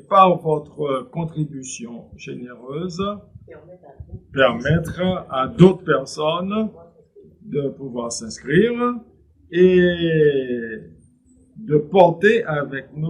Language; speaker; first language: French; non-native, local second language; Haitian Creole